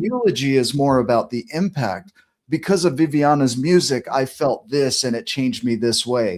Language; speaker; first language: English; native; English